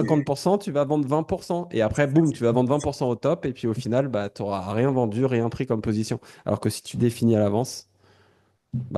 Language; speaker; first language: French; native; French